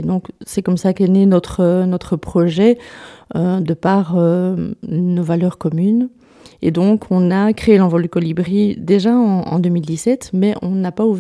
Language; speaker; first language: French; native; French